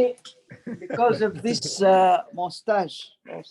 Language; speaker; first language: English; non-native, fluent; Arabic